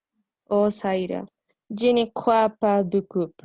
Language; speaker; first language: French; non-native, learner; Spanish